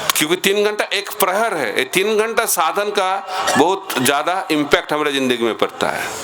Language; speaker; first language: Hindi; non-native, local second language; Bangla